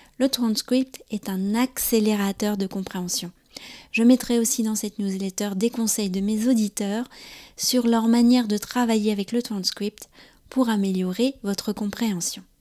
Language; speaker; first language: French; native; French